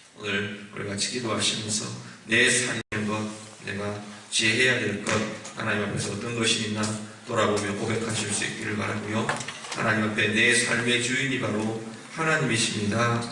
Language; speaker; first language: Korean; native; Korean